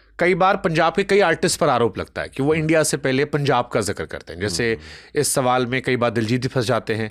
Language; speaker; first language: Hindi; native; Hindi